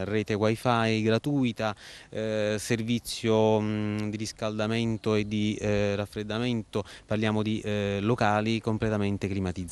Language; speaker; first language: Italian; native; Italian